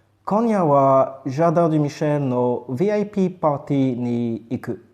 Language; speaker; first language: Japanese; non-native, learner; French